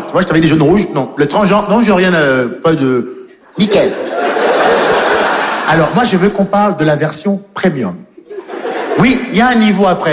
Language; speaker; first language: French; native; French